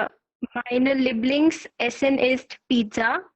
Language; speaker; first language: German; non-native, learner; Hindi